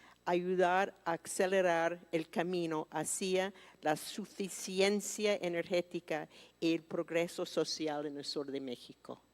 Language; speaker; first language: Spanish; non-native, fluent; English